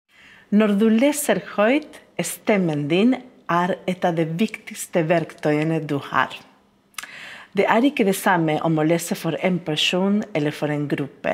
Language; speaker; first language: Norwegian; non-native, fluent; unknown